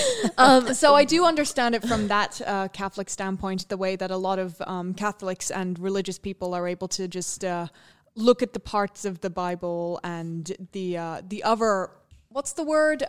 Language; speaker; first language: English; native; English